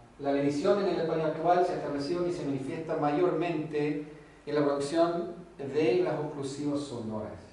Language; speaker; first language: Spanish; non-native, fluent; English